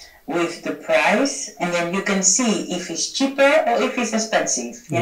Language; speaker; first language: English; non-native, fluent; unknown